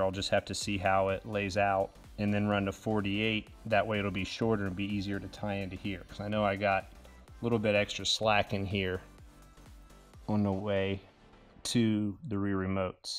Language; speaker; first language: English; native; English